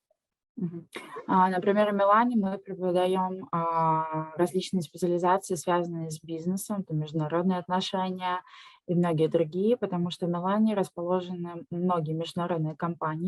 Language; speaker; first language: Russian; native; Russian